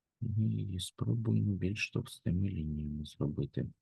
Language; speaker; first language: Ukrainian; native; Ukrainian